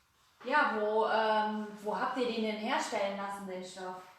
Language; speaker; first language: German; native; German